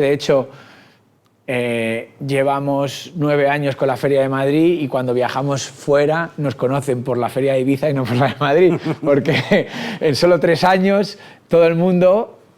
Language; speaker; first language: Spanish; native; Spanish